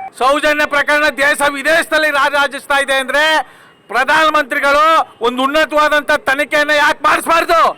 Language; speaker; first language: Kannada; native; Kannada